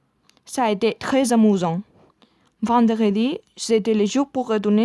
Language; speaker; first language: French; non-native, learner; Spanish